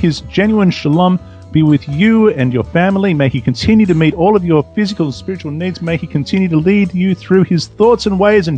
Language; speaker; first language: English; native; English